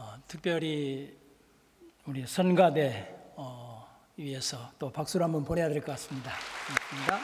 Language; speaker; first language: Korean; native; Korean